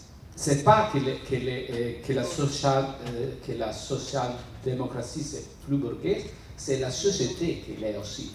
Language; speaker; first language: French; non-native, learner; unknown